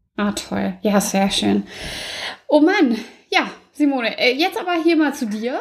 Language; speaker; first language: German; native; German